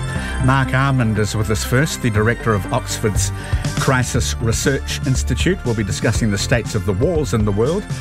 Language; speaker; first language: English; native; English